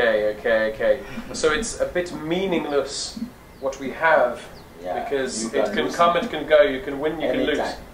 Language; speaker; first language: English; non-native, fluent; French